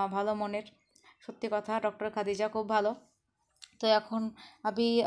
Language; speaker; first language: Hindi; non-native, learner; Bangla